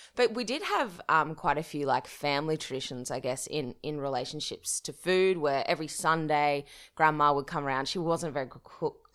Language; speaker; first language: English; native; English